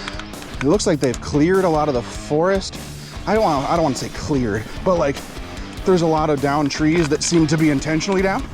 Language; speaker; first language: English; native; English